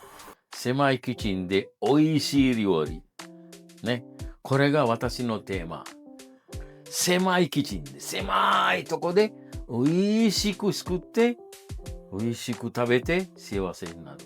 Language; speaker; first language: Japanese; non-native, fluent; Italian